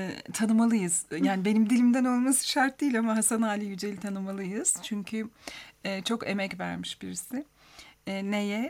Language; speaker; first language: Turkish; native; Turkish